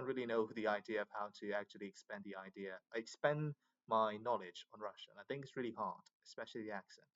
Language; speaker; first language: English; non-native, fluent; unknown